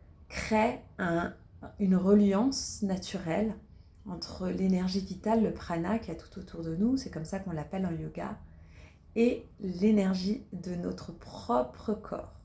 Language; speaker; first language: French; native; French